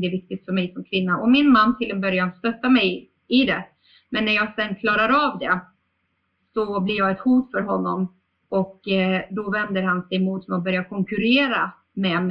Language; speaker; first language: Swedish; early bilingual, other home language; Bosnian